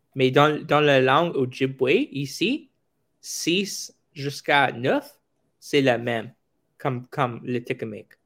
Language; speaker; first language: French; non-native, local second language; English